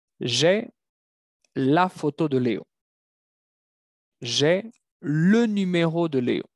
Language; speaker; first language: French; non-native, fluent; Spanish